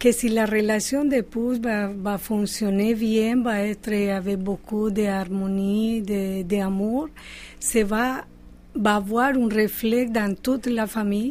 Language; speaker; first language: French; non-native, fluent; Spanish